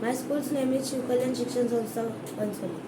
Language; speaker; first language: English; non-native, learner; Marathi